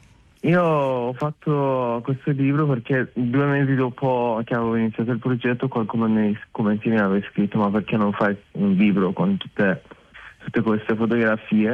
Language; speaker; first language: Italian; non-native, fluent; Persian